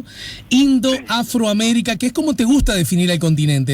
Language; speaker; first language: Spanish; native; Spanish